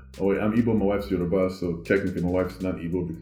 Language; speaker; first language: English; non-native, local second language; Igbo